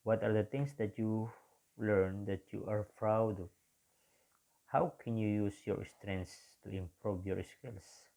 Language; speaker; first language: English; non-native, local second language; Filipino